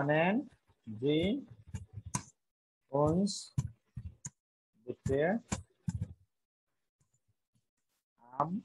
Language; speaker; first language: German; non-native, fluent; Bangla